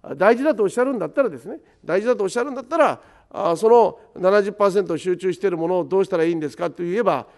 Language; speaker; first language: Japanese; native; Japanese